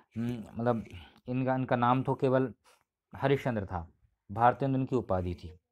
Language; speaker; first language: Hindi; native; Hindi